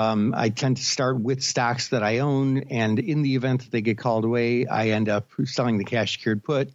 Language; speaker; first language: English; native; English